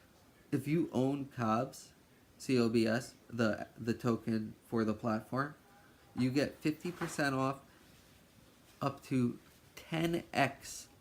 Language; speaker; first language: English; native; English